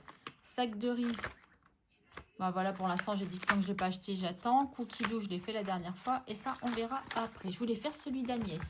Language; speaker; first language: French; native; French